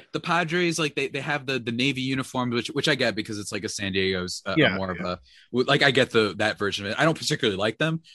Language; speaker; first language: English; native; English